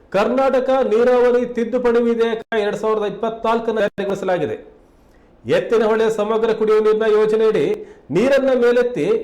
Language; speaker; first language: Kannada; native; Kannada